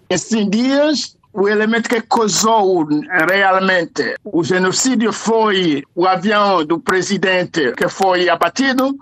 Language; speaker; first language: Portuguese; non-native, fluent; Kinyarwanda